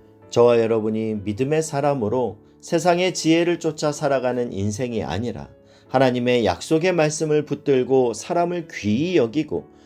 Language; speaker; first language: Korean; native; Korean